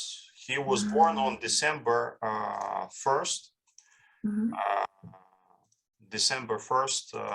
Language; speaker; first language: English; non-native, fluent; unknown